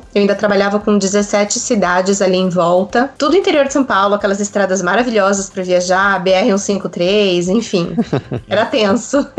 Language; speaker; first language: Portuguese; native; Portuguese